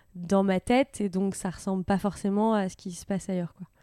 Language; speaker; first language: French; native; French